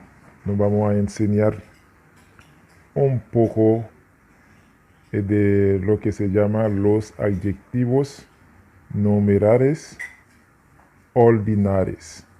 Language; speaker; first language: Spanish; non-native, fluent; Haitian Creole